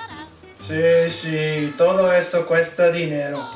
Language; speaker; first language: Spanish; non-native, learner; English